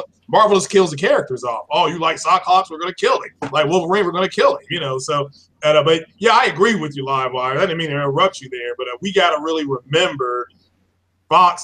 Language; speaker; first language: English; native; English